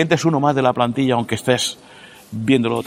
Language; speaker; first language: Spanish; native; Spanish